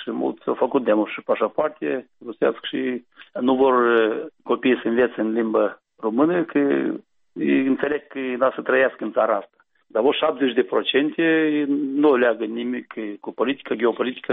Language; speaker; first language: Romanian; non-native, local second language; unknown